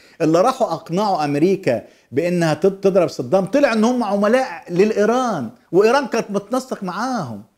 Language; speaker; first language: Arabic; native; Arabic